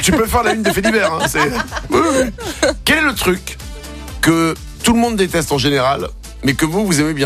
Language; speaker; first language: French; native; French